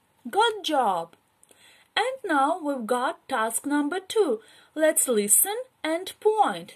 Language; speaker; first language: English; non-native, fluent; Ukrainian